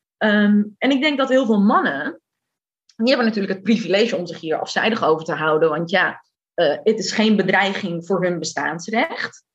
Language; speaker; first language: Dutch; early bilingual, other home language; Turkish